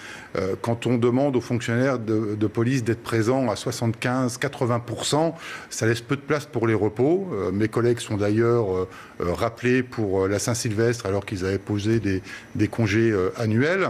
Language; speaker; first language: French; native; French